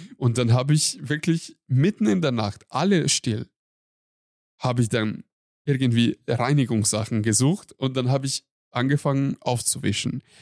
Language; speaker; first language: German; non-native, fluent; Hungarian